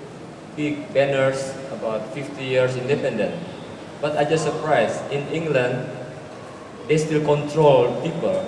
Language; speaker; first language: English; non-native, learner; Indonesian